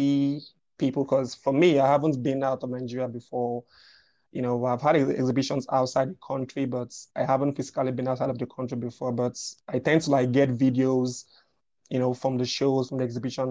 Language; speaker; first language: English; non-native, local second language; Igbo